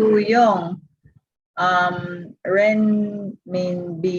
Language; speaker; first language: Chinese; non-native, learner; English